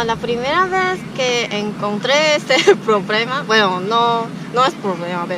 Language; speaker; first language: Spanish; non-native, learner; Chinese